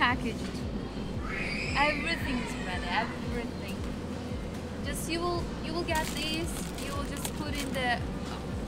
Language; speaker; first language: English; non-native, learner; Uzbek